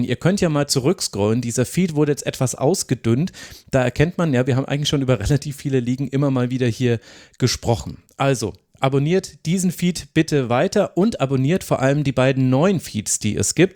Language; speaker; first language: German; native; German